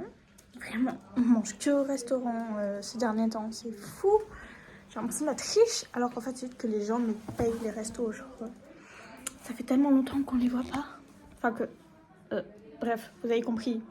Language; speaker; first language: French; native; French